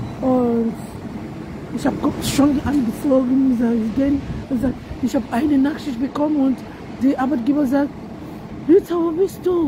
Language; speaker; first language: German; non-native, learner; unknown